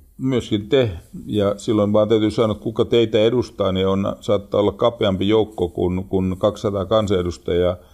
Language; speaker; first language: Finnish; native; Finnish